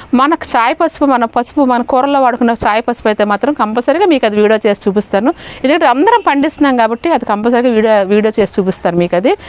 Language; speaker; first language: Telugu; native; Telugu